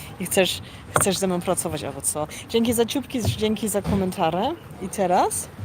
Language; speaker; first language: Polish; early bilingual, heritage; Polish